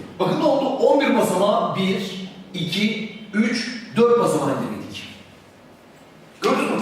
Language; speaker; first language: Turkish; native; Turkish